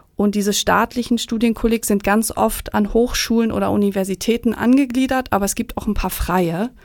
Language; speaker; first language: German; native; German